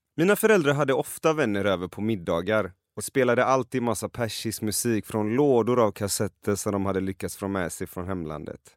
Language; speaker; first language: Swedish; early bilingual, other home language; Persian